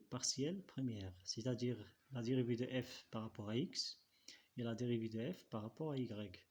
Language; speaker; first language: French; non-native, local second language; Arabic